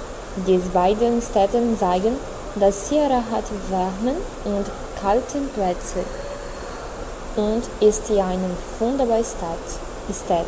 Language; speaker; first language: German; non-native, learner; Portuguese